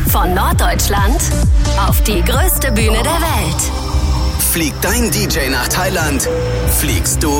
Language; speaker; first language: German; native; German